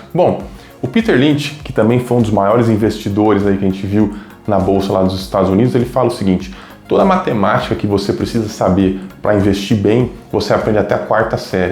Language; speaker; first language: Portuguese; native; Portuguese